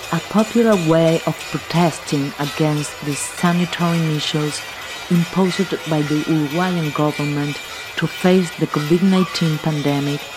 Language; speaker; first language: English; non-native, fluent; Spanish